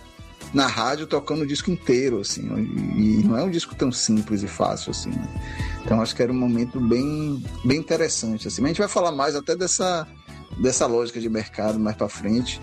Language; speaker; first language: Portuguese; native; Portuguese